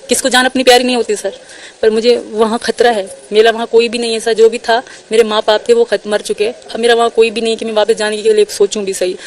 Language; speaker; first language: Urdu; non-native, local second language; Sindhi